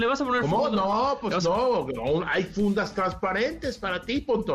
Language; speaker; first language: Spanish; native; Spanish